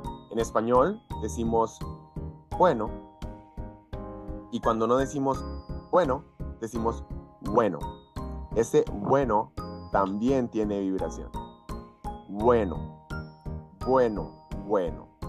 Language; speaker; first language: Spanish; native; Spanish